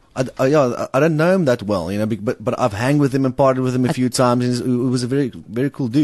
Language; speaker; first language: English; non-native, local second language; Afrikaans